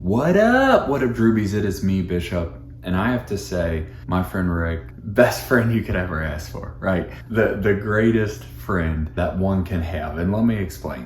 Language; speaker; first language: English; native; English